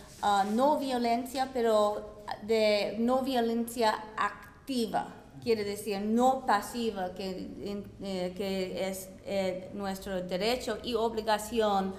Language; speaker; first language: Spanish; non-native, fluent; English